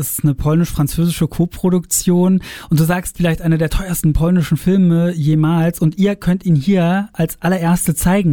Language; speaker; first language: German; native; German